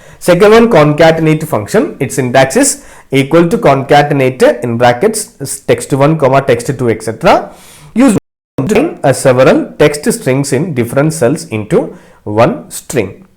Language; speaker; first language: English; non-native, local second language; Malayalam